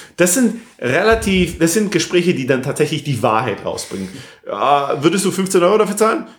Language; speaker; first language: German; non-native, fluent; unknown